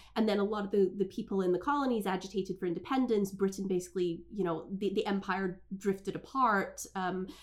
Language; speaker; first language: English; native; English